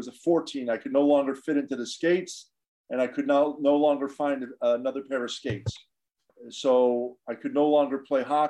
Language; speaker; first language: English; native; English